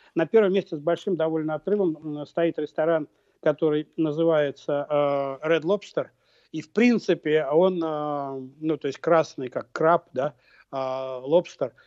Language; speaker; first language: Russian; native; Russian